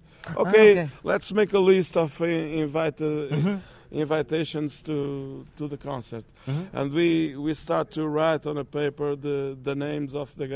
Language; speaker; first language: English; non-native, fluent; Portuguese